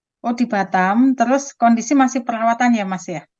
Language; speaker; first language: Indonesian; native; Indonesian